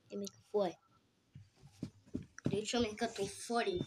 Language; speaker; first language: Bulgarian; early bilingual, other home language; Russian